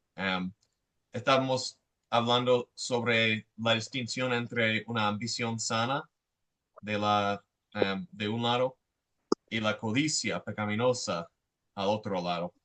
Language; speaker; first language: Spanish; non-native, fluent; English